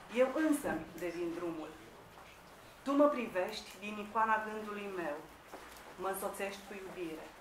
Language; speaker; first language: Romanian; native; Romanian